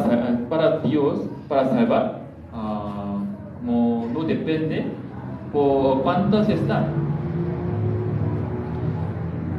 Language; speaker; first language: Spanish; non-native, learner; Korean